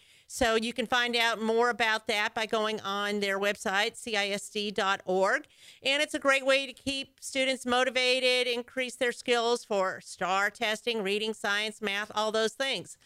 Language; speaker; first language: English; native; English